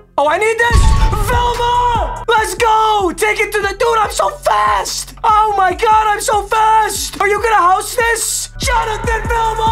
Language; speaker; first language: English; native; English